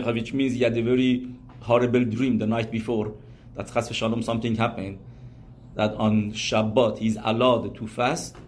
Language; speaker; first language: English; non-native, fluent; Persian